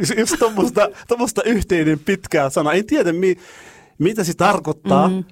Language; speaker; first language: Finnish; non-native, learner; Arabic